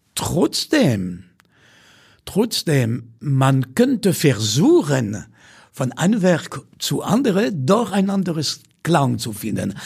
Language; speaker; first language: German; non-native, fluent; French